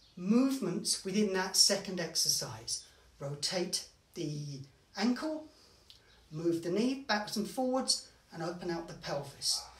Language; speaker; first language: English; native; English